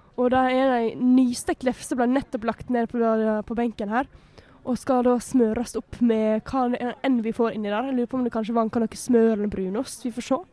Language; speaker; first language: Norwegian; native; Norwegian